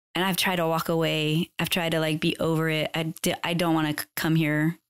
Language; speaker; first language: English; native; English